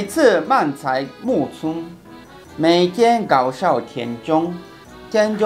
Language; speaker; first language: Chinese; non-native, fluent; Japanese